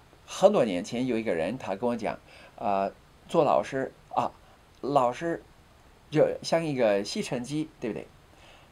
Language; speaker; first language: Chinese; non-native, fluent; English